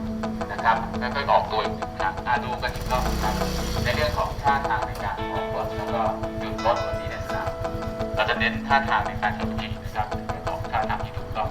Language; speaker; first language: Thai; native; Thai